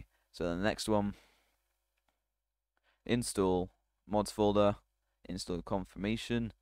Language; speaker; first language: English; native; English